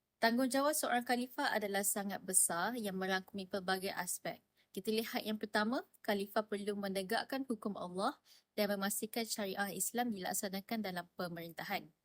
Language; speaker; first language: Malay; native; Malay